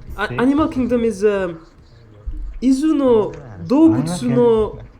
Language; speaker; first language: Japanese; non-native, learner; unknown